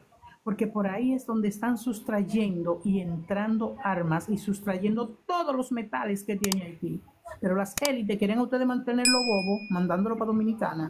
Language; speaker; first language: Spanish; native; Spanish